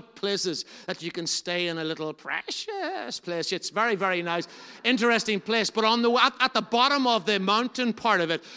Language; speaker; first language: English; native; English